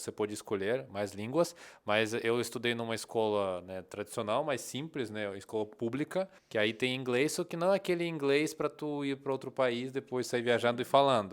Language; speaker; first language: Portuguese; non-native, fluent; Russian